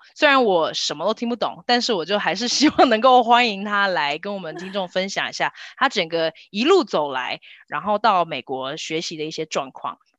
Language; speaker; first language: Chinese; native; Chinese